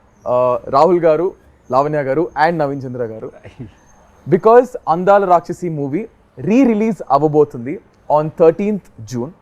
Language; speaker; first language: Telugu; native; Telugu